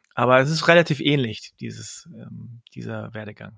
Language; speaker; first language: German; early bilingual, other home language; Korean